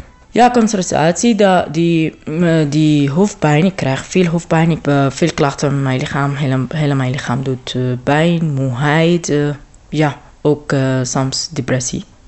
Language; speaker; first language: Dutch; non-native, learner; Arabic